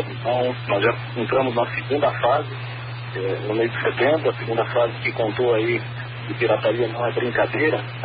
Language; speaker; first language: Portuguese; native; Portuguese